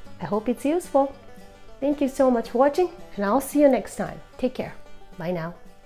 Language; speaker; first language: English; non-native, fluent; Japanese